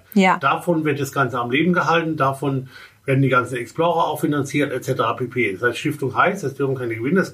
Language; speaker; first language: German; native; German